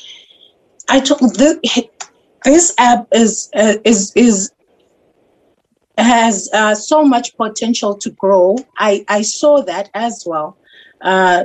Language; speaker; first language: English; non-native, local second language; Xhosa